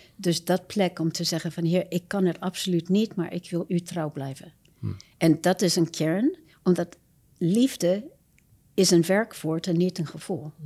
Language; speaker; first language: Dutch; non-native, fluent; English